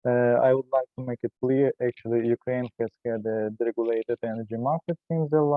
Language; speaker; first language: English; non-native, learner; Ukrainian